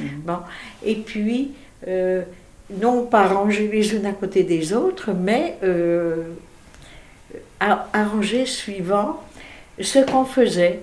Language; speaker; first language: French; native; French